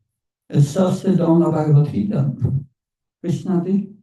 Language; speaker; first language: French; non-native, fluent; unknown